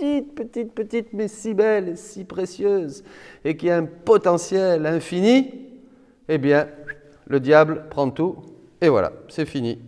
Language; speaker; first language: French; native; French